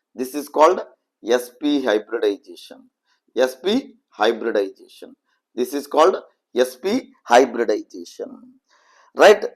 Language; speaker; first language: English; non-native, local second language; Telugu